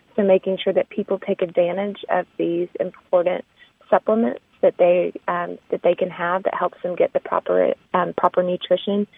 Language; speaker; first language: English; native; English